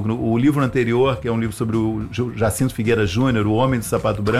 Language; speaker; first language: Portuguese; native; Portuguese